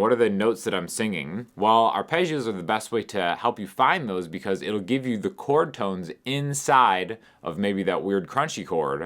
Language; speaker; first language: English; native; English